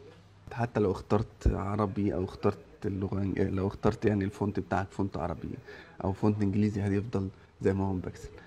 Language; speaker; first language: Arabic; native; Arabic